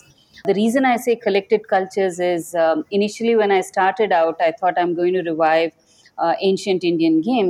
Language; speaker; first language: English; non-native, local second language; Kannada